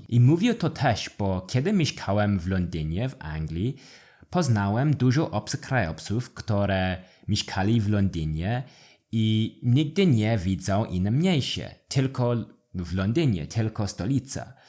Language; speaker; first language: Polish; non-native, learner; English